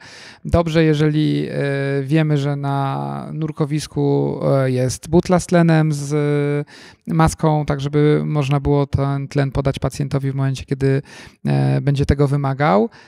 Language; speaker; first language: Polish; native; Polish